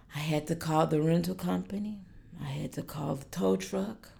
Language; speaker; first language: English; native; English